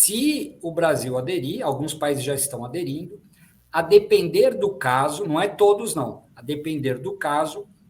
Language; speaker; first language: Portuguese; native; Portuguese